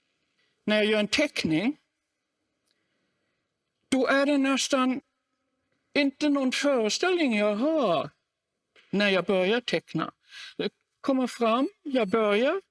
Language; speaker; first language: Swedish; non-native, fluent; German